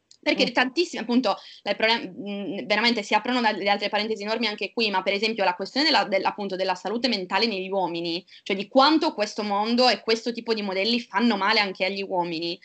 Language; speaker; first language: Italian; native; Italian